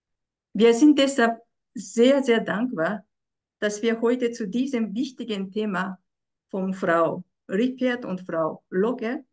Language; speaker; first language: German; non-native, fluent; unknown